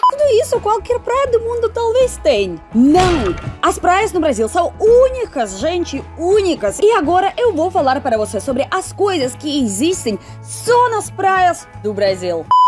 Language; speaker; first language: Portuguese; non-native, fluent; Russian